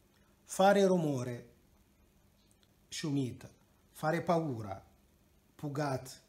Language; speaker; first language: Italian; non-native, fluent; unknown